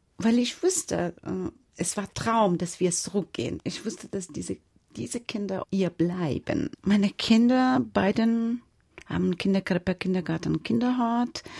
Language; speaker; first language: German; non-native, fluent; Persian